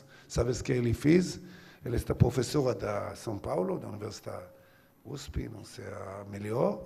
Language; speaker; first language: Portuguese; non-native, learner; Hebrew